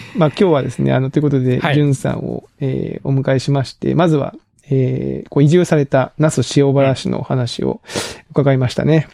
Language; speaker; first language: Japanese; native; Japanese